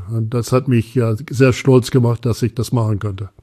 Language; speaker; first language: German; non-native, fluent; English